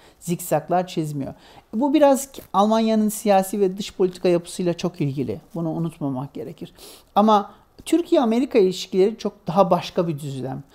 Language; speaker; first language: Turkish; native; Turkish